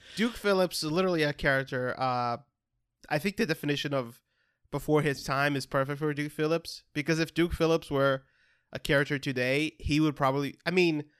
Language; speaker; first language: English; non-native, fluent; Portuguese